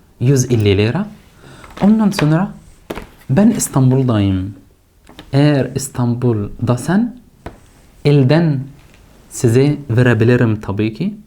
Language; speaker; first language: Turkish; non-native, fluent; Arabic